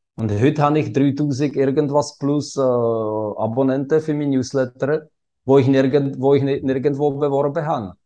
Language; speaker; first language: German; non-native, fluent; Czech